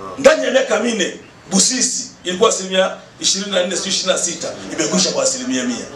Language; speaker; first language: Swahili; native; Swahili